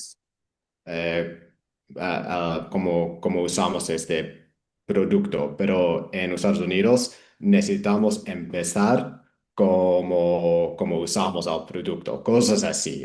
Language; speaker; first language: Spanish; non-native, fluent; English